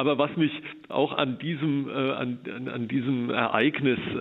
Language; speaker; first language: German; native; German